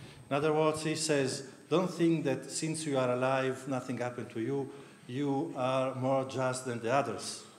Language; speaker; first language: English; non-native, fluent; Italian